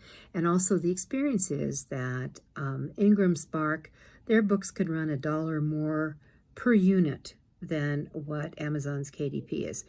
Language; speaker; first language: English; native; English